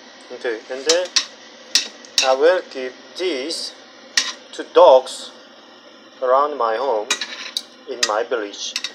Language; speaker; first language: English; non-native, fluent; Korean